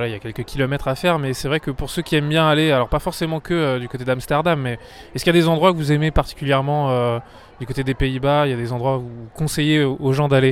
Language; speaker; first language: French; native; French